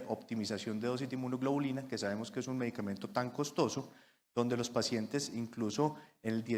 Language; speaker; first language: Spanish; native; Spanish